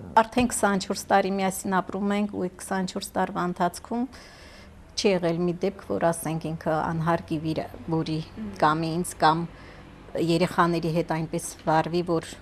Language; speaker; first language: Armenian; native; Armenian